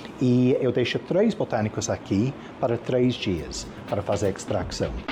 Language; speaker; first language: Portuguese; non-native, fluent; English